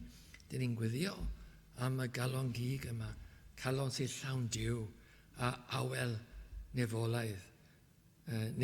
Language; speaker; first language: Welsh; native; Welsh